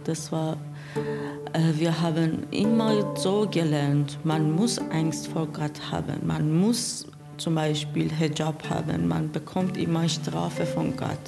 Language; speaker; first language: German; non-native, learner; Persian